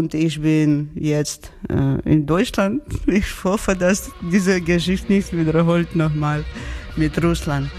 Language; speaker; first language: German; non-native, learner; Georgian